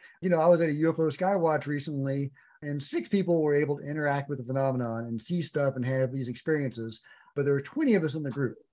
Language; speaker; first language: English; native; English